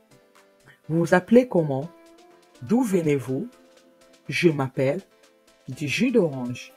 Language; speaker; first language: French; non-native, fluent; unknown